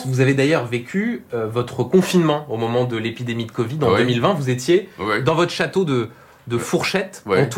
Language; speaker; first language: French; native; French